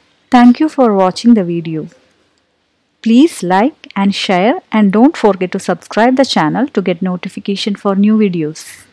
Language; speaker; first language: English; non-native, local second language; Malayalam